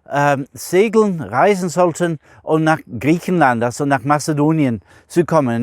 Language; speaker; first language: German; non-native, fluent; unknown